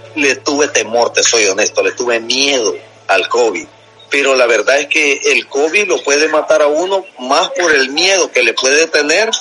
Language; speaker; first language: Spanish; native; Spanish